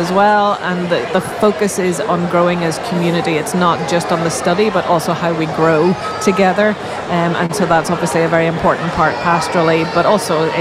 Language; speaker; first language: English; native; English